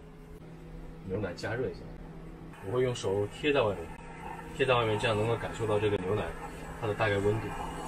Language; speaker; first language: Chinese; native; Chinese